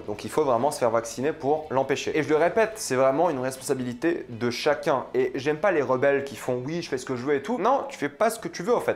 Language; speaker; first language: French; native; French